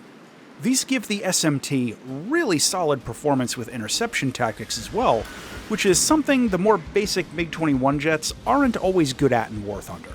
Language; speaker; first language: English; native; English